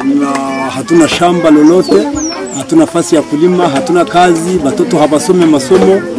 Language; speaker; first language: Swahili; non-native, local second language; Kinyarwanda